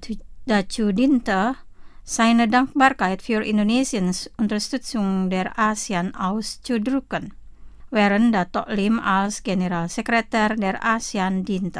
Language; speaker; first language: German; non-native, fluent; Indonesian